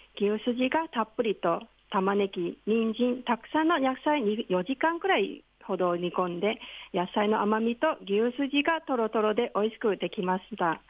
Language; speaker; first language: Japanese; non-native, fluent; Cantonese